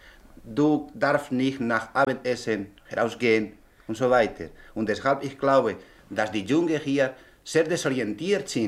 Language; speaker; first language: German; non-native, learner; Spanish